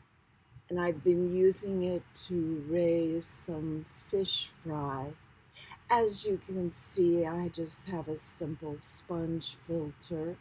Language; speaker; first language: English; native; English